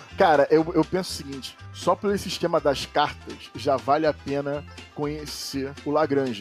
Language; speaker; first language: Portuguese; native; Portuguese